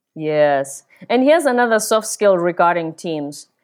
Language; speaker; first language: English; non-native, local second language; Zulu